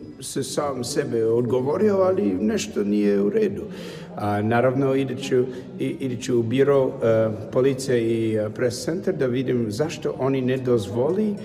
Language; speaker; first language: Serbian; non-native, learner; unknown